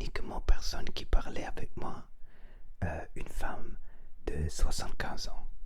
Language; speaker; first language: French; non-native, learner; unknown